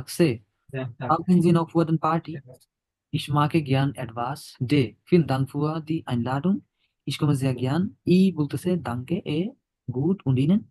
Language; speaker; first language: German; non-native, learner; Bangla